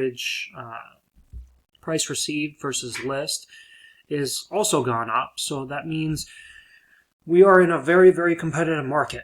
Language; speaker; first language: English; native; English